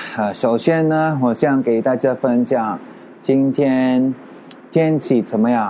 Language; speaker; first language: Chinese; non-native, learner; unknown